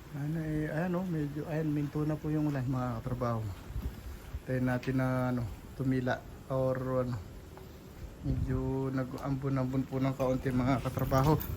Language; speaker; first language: Filipino; non-native, local second language; Iloko